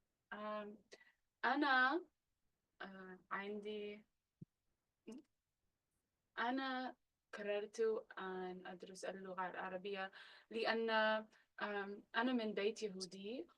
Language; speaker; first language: Arabic; non-native, learner; English